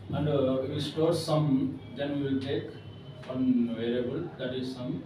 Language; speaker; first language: English; non-native, local second language; Telugu